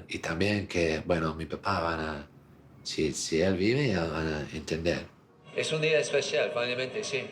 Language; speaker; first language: Spanish; non-native, fluent; English